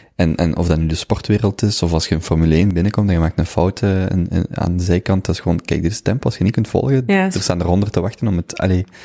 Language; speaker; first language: Dutch; native; Dutch